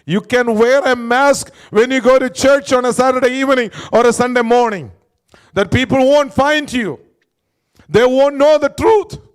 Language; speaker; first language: English; non-native, local second language; Malayalam